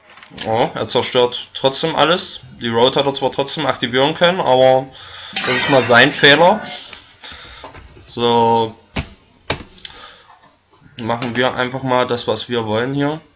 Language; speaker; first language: German; native; German